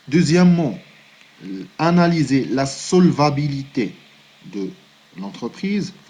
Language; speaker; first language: French; non-native, local second language; Arabic